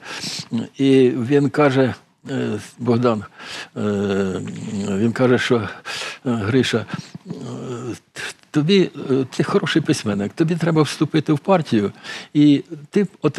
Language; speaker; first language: Ukrainian; native; Ukrainian